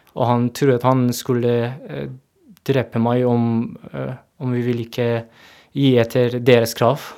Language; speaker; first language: Norwegian; non-native, fluent; Persian